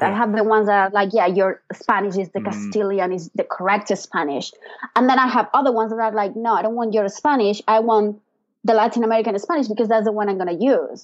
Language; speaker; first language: English; non-native, fluent; Spanish